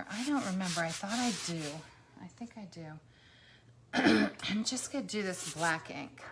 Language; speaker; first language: English; native; English